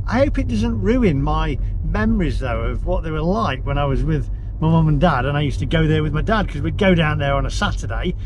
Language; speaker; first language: English; native; English